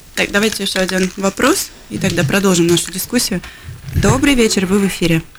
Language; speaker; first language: Russian; native; Russian